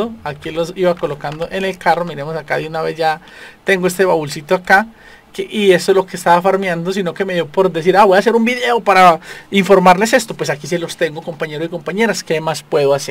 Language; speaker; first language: Spanish; native; Spanish